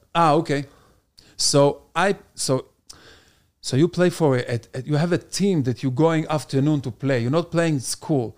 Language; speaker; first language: English; non-native, fluent; Hebrew